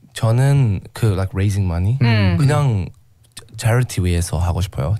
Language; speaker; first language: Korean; non-native, learner; English